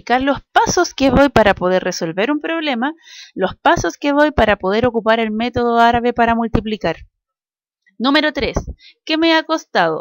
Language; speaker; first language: Spanish; native; Spanish